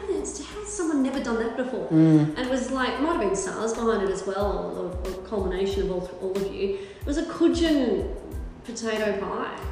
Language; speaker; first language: English; native; English